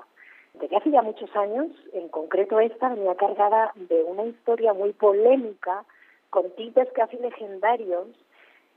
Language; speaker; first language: Spanish; native; Spanish